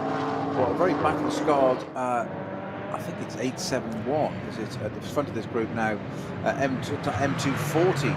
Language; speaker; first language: English; native; English